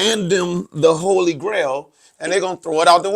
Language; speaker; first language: English; native; English